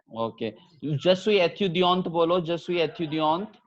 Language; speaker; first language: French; non-native, fluent; Hindi